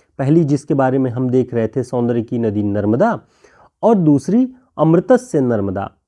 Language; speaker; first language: Hindi; native; Hindi